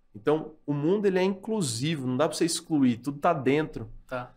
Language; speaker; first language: Portuguese; native; Portuguese